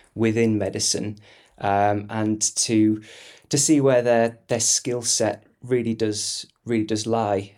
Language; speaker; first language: English; native; English